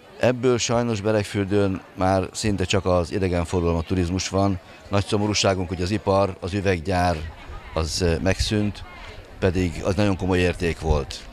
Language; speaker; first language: Hungarian; native; Hungarian